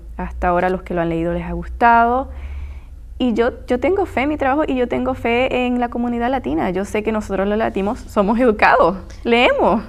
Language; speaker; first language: Spanish; native; Spanish